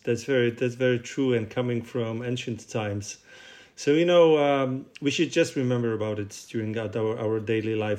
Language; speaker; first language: English; non-native, fluent; Russian